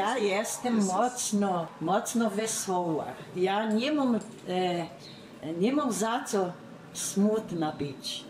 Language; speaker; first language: Polish; early bilingual, heritage; Polish